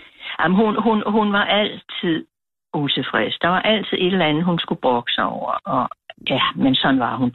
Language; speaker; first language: Danish; native; Danish